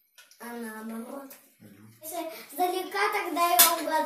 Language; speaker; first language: Russian; early bilingual, other home language; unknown